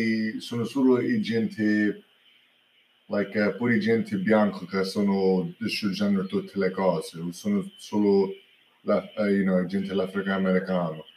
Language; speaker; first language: Italian; early bilingual, heritage; English